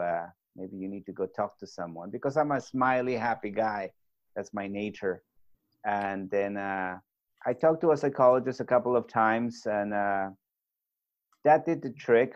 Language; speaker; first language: English; non-native, fluent; Spanish